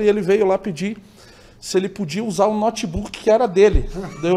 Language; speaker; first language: Portuguese; native; Portuguese